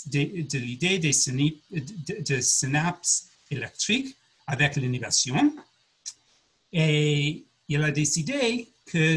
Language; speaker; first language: French; non-native, learner; English